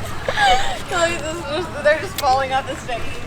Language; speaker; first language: English; native; English